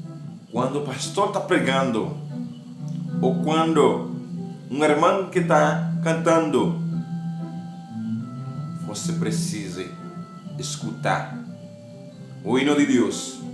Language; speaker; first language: Portuguese; non-native, learner; Haitian Creole